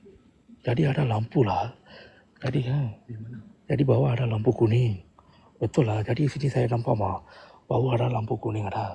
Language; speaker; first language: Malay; non-native, local second language; Tamil